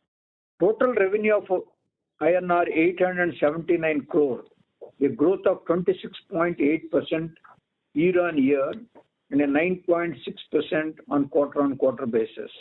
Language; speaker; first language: English; non-native, local second language; Telugu